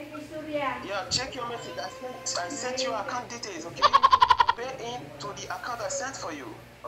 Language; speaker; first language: English; non-native, fluent; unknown